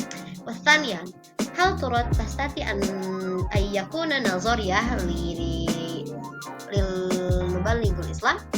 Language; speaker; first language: Arabic; non-native, learner; Indonesian